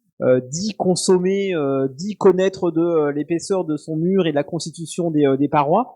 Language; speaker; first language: French; native; French